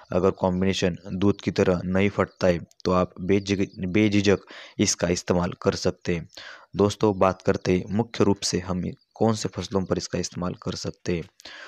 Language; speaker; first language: Hindi; non-native, local second language; Marathi